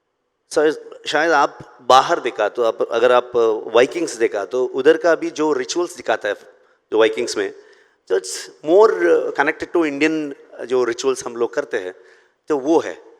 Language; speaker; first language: Hindi; non-native, local second language; Kannada